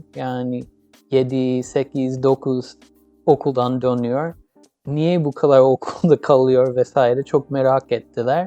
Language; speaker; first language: Turkish; early bilingual, heritage; English